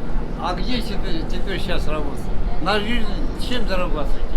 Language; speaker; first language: Russian; native; Russian